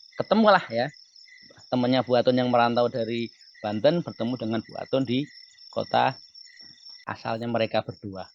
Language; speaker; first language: Indonesian; native; Indonesian